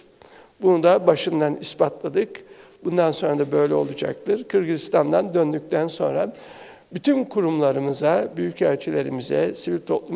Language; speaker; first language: Turkish; native; Turkish